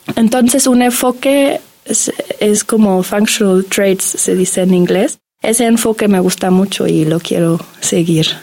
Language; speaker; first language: Spanish; non-native, fluent; German